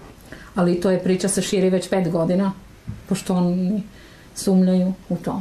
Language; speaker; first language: Serbian; native; Serbian